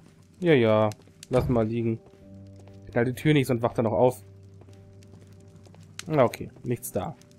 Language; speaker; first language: German; native; German